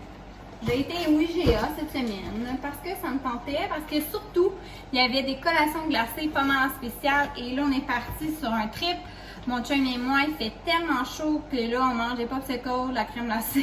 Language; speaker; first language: French; native; French